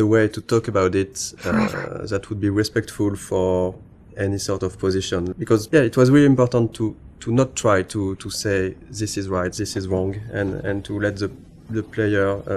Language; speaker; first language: English; non-native, fluent; French